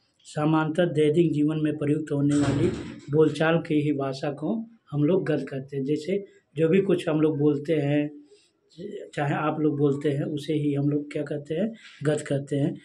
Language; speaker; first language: Hindi; native; Hindi